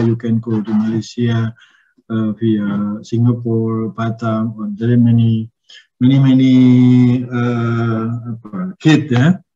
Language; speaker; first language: English; non-native, learner; Indonesian